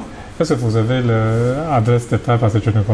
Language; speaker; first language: French; non-native, learner; Cantonese